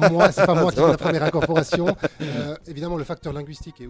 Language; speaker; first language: French; native; French